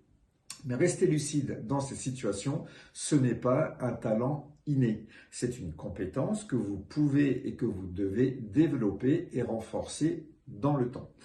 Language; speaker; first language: French; native; French